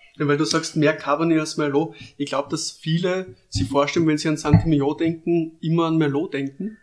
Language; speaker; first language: German; native; German